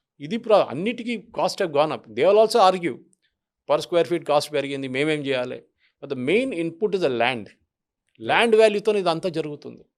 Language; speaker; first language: Telugu; non-native, local second language; Malayalam